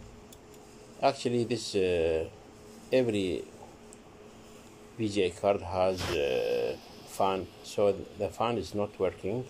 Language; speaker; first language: English; non-native, learner; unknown